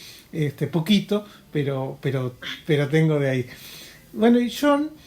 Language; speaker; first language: Spanish; native; Spanish